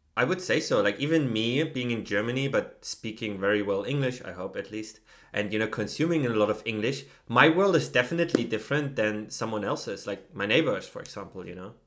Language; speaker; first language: English; non-native, fluent; German